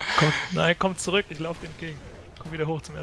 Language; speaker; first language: German; native; German